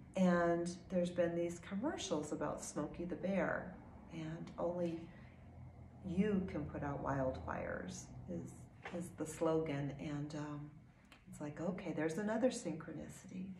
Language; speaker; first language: English; native; English